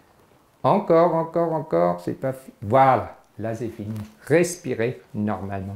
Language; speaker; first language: French; native; French